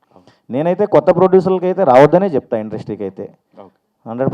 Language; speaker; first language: Telugu; native; Telugu